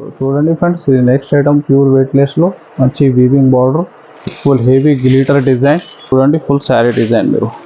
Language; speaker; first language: Telugu; non-native, local second language; Urdu